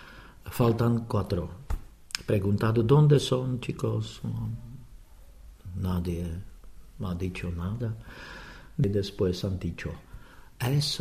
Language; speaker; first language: Spanish; non-native, fluent; Czech